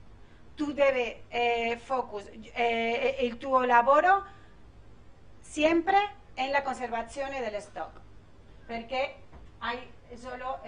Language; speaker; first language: Italian; non-native, learner; Spanish